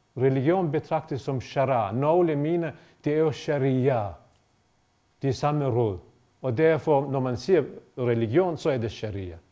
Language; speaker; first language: Danish; non-native, fluent; Bosnian